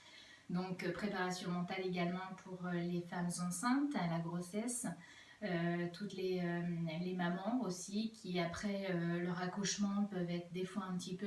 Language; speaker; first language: French; native; French